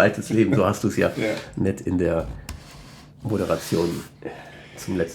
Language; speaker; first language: German; native; German